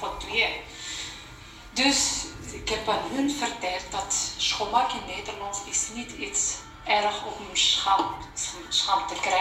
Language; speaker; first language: Dutch; non-native, learner; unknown